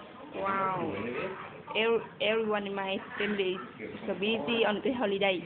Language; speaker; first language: English; non-native, learner; Vietnamese